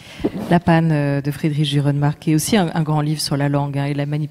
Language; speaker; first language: French; native; French